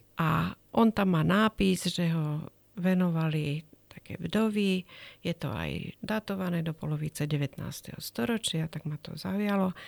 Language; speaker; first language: Slovak; native; Slovak